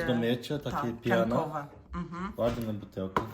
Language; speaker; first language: Polish; non-native, learner; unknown